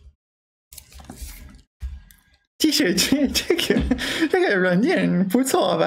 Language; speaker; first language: Chinese; non-native, learner; English